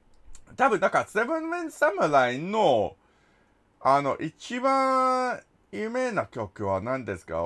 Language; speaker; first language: Japanese; non-native, learner; English